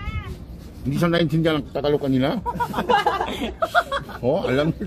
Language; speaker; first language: Filipino; non-native, fluent; Korean